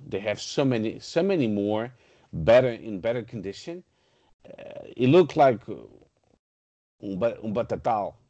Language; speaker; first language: English; non-native, fluent; Portuguese